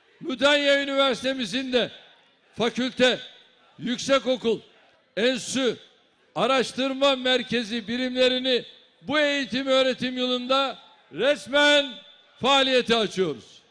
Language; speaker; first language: Turkish; native; Turkish